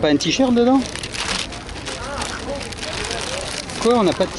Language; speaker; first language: French; native; French